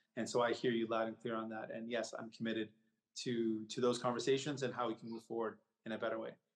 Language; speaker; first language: English; native; English